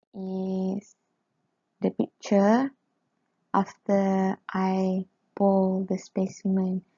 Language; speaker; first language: English; non-native, local second language; Malay